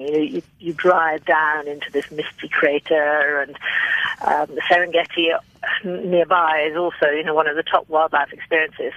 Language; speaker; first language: English; native; English